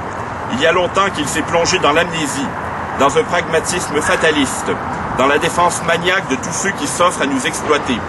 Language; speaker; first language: French; native; French